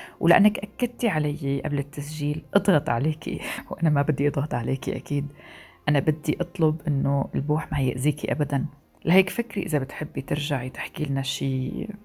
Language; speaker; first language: Arabic; native; Arabic